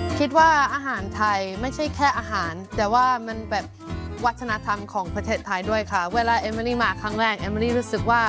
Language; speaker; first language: Thai; non-native, fluent; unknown